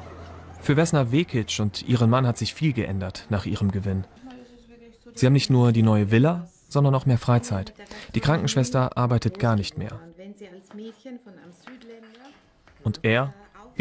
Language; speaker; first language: German; native; German